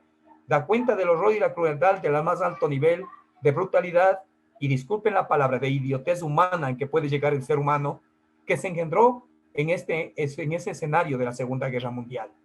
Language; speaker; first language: Spanish; native; Spanish